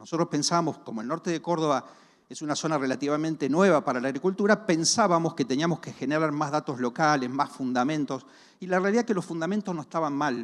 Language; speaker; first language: Spanish; native; Spanish